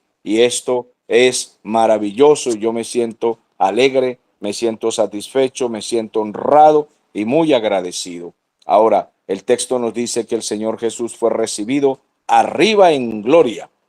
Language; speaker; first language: Spanish; native; Spanish